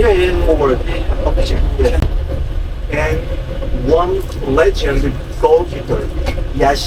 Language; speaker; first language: English; non-native, learner; Korean